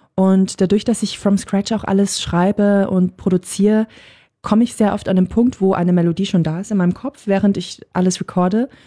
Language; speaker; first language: German; native; German